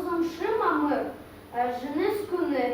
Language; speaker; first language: Kazakh; non-native, local second language; Russian